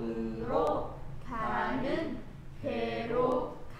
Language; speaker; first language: Korean; non-native, learner; Vietnamese